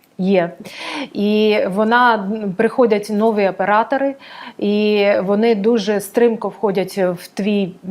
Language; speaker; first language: Ukrainian; non-native, local second language; Russian